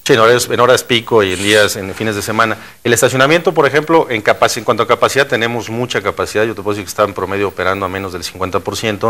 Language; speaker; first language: Spanish; native; Spanish